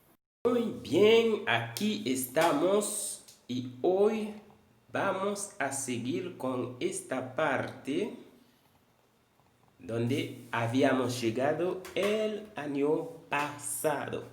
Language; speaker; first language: Spanish; non-native, fluent; Haitian Creole